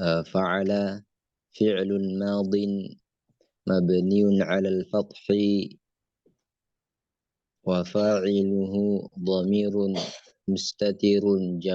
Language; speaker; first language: Arabic; non-native, learner; Indonesian